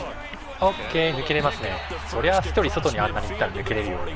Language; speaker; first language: Japanese; native; Japanese